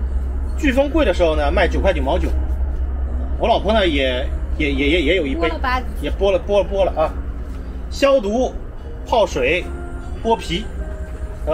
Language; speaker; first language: Chinese; native; Chinese